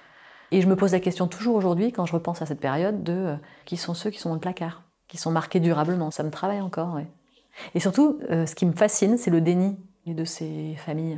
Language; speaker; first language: French; native; French